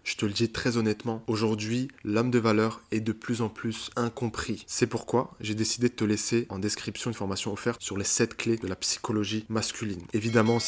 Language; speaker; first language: French; native; French